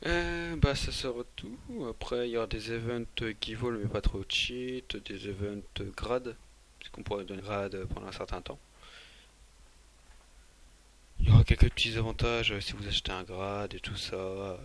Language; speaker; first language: French; native; French